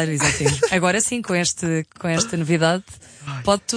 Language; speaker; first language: Portuguese; native; Portuguese